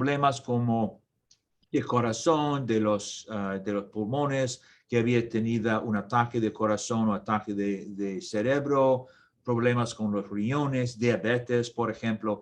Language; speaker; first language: Spanish; non-native, learner; English